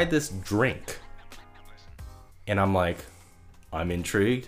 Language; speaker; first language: English; native; English